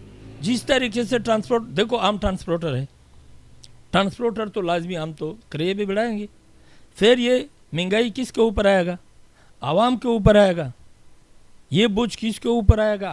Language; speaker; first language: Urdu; non-native, local second language; Pashto